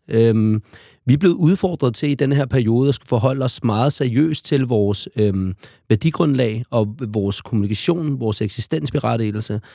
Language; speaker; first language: Danish; native; Danish